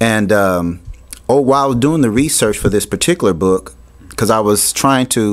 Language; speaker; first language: English; native; English